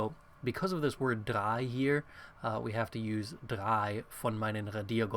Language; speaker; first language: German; non-native, fluent; English